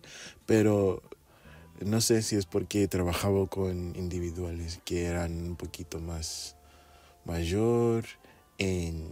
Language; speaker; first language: Spanish; non-native, fluent; English